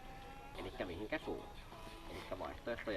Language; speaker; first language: Finnish; native; Finnish